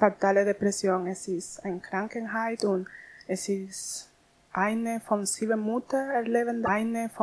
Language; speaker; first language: German; non-native, learner; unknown